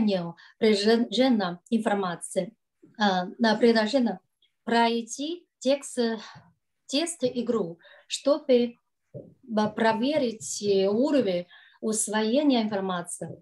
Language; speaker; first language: Russian; non-native, learner; Chinese